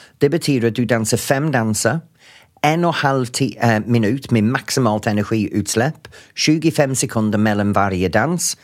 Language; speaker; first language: Swedish; non-native, fluent; English